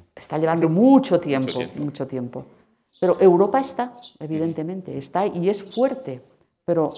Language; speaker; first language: Spanish; non-native, local second language; Catalan